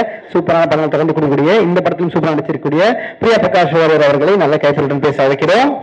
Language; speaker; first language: Tamil; native; Tamil